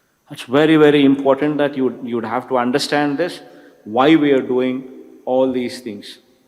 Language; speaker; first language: English; non-native, local second language; Telugu